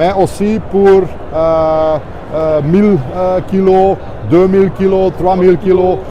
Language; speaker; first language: French; non-native, local second language; Dutch